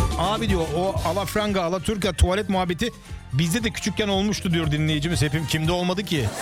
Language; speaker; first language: Turkish; early bilingual, heritage; Turkish